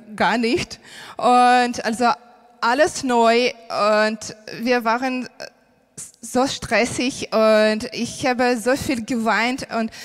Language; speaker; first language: German; non-native, learner; Ukrainian